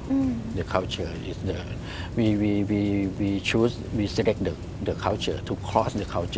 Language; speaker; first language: English; non-native, learner; Thai